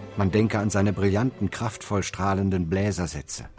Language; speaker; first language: German; native; German